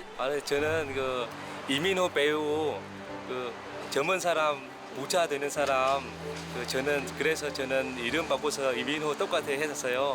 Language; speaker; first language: Korean; non-native, learner; Vietnamese